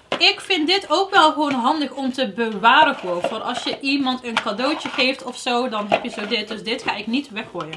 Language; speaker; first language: Dutch; early bilingual, other home language; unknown